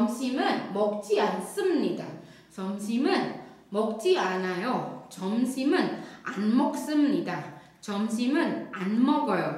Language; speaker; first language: Korean; non-native, fluent; Indonesian